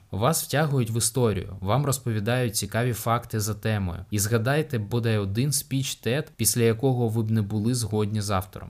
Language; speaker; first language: Ukrainian; native; Ukrainian